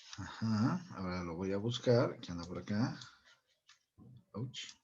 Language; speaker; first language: Spanish; native; Spanish